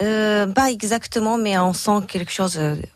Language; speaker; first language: French; non-native, learner; Japanese